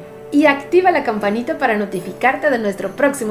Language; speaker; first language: Spanish; native; Spanish